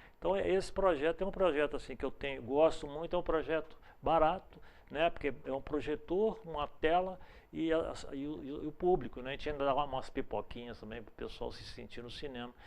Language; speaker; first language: Portuguese; native; Portuguese